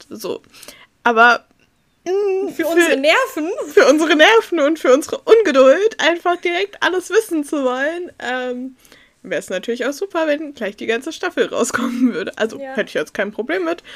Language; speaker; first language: German; native; German